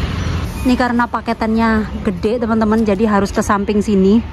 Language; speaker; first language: Indonesian; native; Indonesian